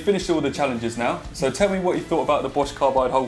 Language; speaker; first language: English; native; English